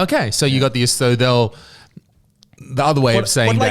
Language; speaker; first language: English; native; English